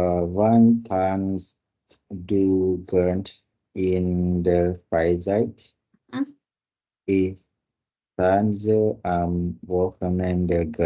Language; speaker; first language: German; non-native, learner; Indonesian